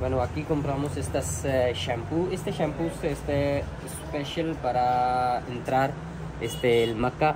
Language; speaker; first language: Spanish; non-native, learner; Urdu